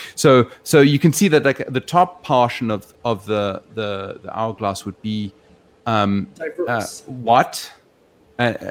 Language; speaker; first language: English; native; English